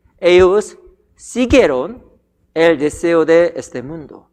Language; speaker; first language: Spanish; non-native, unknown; Korean